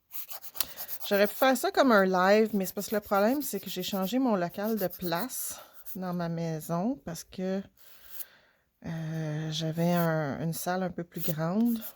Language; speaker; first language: French; native; French